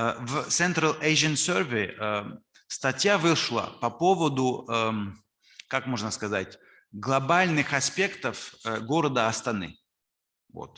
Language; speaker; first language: Russian; non-native, fluent; French